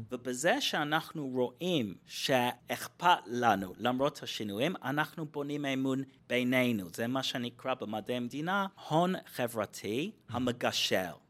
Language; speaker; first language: Hebrew; non-native, fluent; English